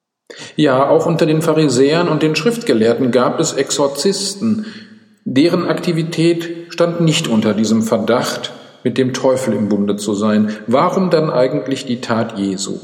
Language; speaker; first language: German; native; German